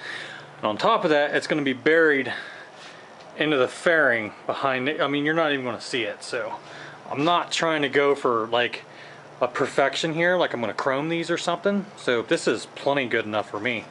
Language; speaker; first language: English; native; English